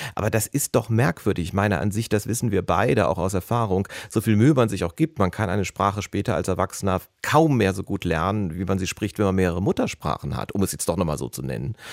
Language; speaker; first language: German; native; German